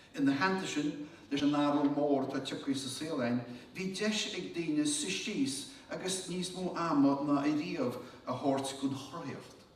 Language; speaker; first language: Irish; native; Irish